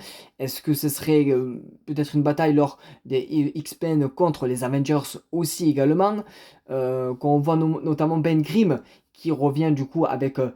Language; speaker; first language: French; native; French